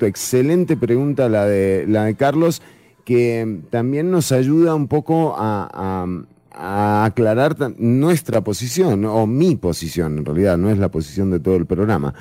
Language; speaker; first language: Spanish; native; Spanish